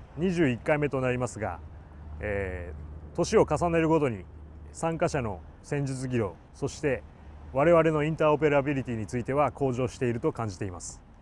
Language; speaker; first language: Japanese; native; Japanese